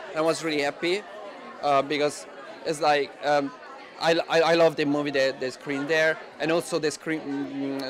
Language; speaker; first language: English; non-native, fluent; Italian